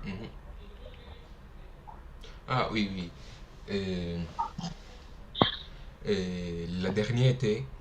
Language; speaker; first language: French; non-native, learner; Portuguese